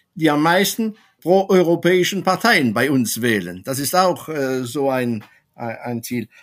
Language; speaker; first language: German; non-native, fluent; French